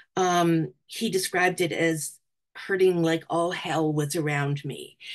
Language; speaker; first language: English; native; English